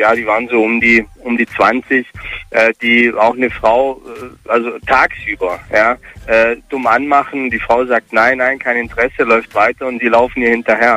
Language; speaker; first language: German; early bilingual, other home language; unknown